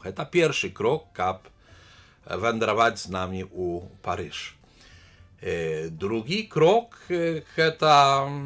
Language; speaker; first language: Polish; non-native, learner; Belarusian